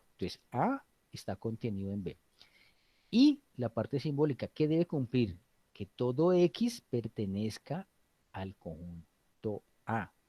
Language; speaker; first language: Spanish; native; Spanish